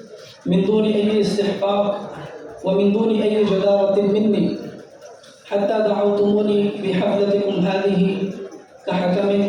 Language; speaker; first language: Arabic; non-native, fluent; Urdu